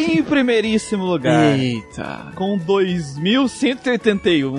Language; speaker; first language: Portuguese; native; Portuguese